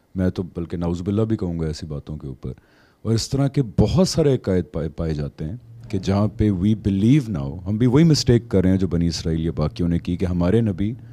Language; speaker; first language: Urdu; native; Urdu